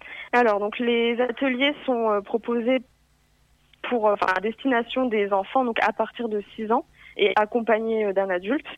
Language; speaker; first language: French; native; French